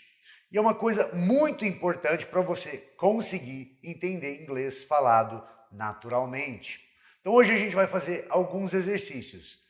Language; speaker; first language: Portuguese; non-native, fluent; English